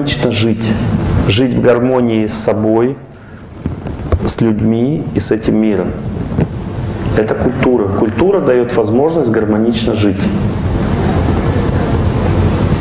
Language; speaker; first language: Russian; native; Russian